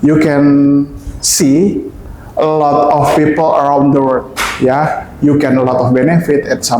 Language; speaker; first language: English; non-native, local second language; Indonesian